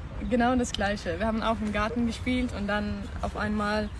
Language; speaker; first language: German; non-native, fluent; Swedish